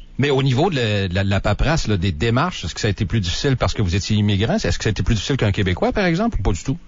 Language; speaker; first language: French; native; French